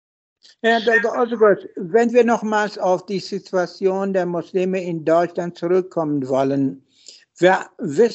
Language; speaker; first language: German; non-native, fluent; Persian